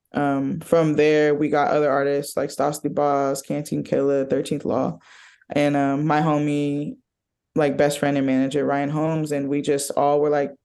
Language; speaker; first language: English; native; English